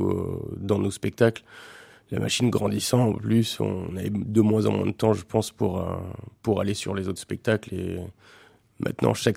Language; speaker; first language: French; native; French